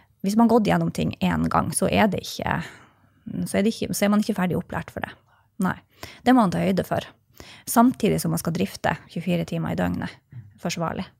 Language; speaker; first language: Norwegian; native; Norwegian